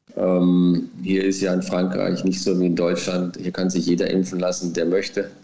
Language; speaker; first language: German; native; German